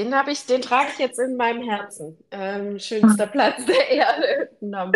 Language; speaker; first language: German; native; German